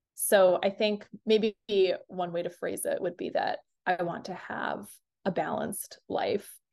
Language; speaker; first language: English; native; English